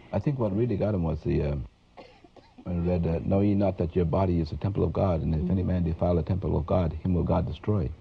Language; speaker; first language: English; native; English